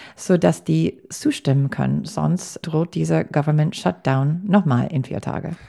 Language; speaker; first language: German; non-native, fluent; English